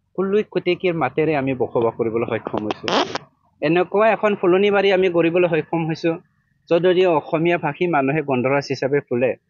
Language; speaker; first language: Assamese; non-native, local second language; Bodo